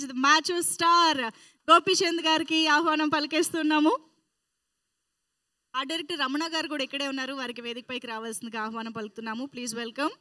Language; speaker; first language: Telugu; native; Telugu